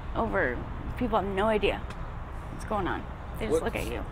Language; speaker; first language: English; native; English